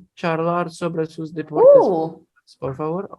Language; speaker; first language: Spanish; non-native, learner; English